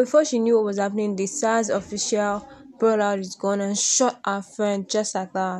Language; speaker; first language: English; non-native, local second language; Yoruba